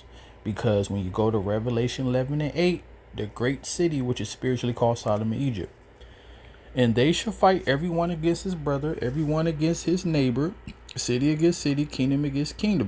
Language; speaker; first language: English; native; English